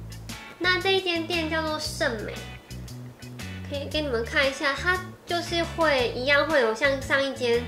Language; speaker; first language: Chinese; native; Chinese